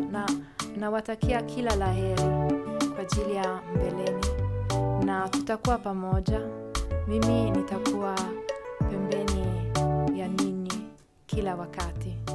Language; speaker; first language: Swahili; non-native, fluent; Italian